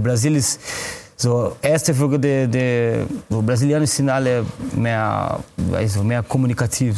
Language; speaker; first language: German; non-native, fluent; Portuguese